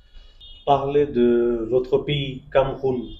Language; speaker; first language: French; non-native, fluent; Bangla